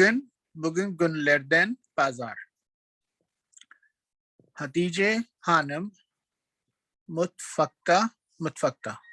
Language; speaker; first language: Turkish; non-native, learner; Urdu